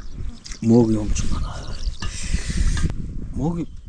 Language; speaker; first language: Korean; non-native, learner; Mongolian